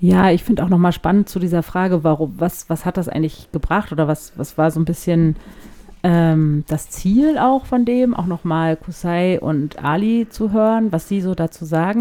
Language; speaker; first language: German; native; German